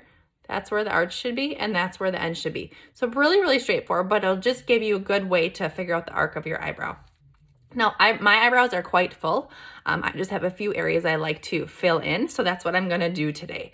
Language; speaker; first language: English; native; English